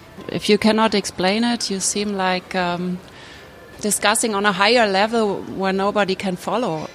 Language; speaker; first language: English; non-native, fluent; German